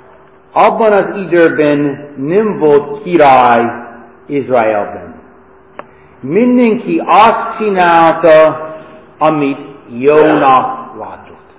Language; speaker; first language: Hungarian; non-native, fluent; English